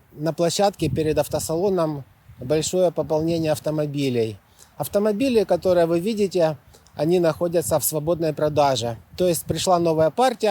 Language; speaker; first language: Russian; native; Russian